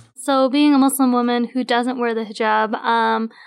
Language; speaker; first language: English; native; English